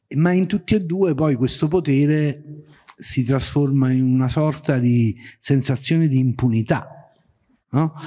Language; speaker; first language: Italian; native; Italian